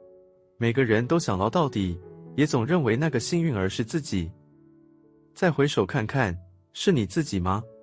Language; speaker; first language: Chinese; native; Chinese